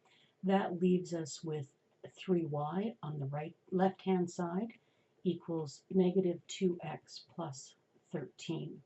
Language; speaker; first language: English; native; English